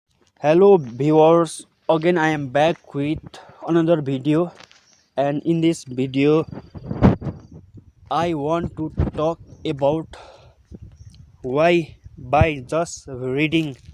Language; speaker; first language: English; non-native, local second language; Nepali